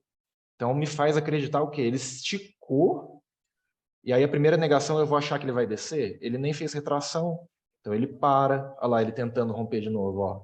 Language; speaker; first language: Portuguese; native; Portuguese